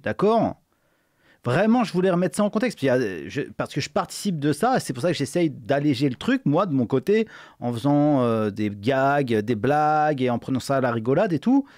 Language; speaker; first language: French; native; French